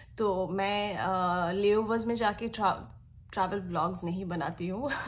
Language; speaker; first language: Hindi; non-native, local second language; Bangla